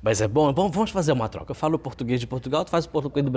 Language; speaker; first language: Portuguese; native; Portuguese